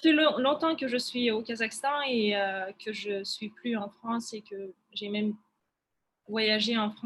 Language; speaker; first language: French; non-native, fluent; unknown